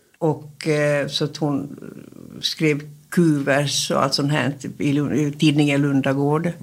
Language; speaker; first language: Swedish; native; Swedish